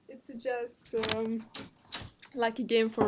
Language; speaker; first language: English; non-native, learner; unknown